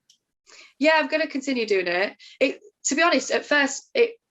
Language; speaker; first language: English; native; English